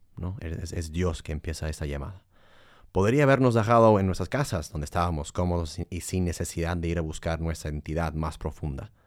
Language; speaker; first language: Spanish; early bilingual, heritage; Spanish